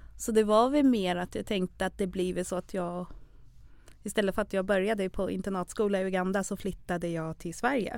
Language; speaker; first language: Swedish; early bilingual, other home language; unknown